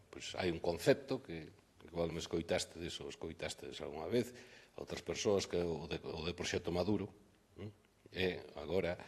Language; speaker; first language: Galician; native; Galician